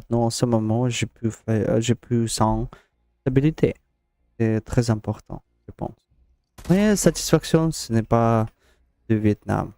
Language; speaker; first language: French; non-native, learner; Russian